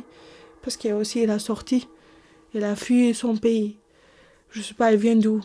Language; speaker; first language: French; non-native, learner; Arabic